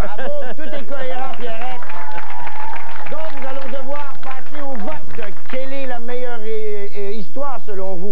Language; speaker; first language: French; native; French